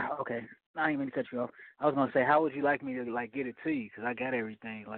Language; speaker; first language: English; native; English